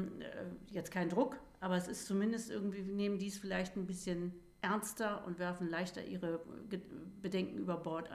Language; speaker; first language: German; native; German